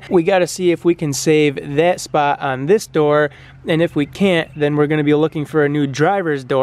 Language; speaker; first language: English; native; English